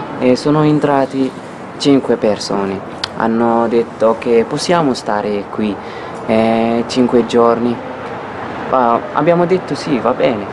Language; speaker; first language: Italian; non-native, learner; Arabic